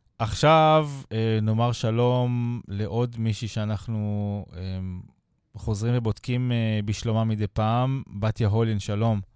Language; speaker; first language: Hebrew; native; Hebrew